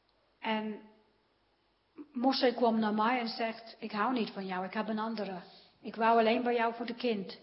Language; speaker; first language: Dutch; non-native, fluent; English